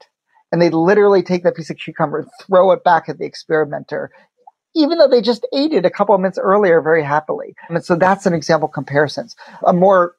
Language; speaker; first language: English; native; English